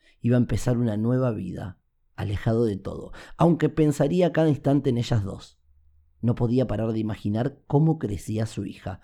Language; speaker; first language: Spanish; native; Spanish